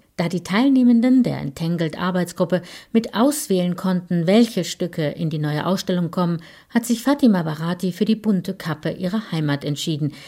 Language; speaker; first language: German; native; German